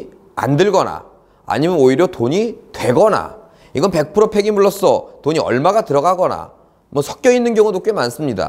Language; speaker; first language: Korean; native; Korean